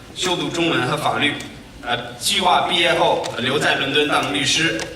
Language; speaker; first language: Chinese; non-native, fluent; English